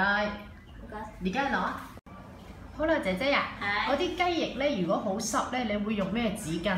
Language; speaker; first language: Cantonese; native; Cantonese